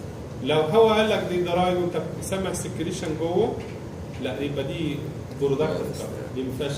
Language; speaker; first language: Arabic; native; Arabic